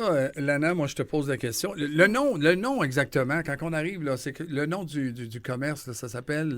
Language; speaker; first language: French; native; French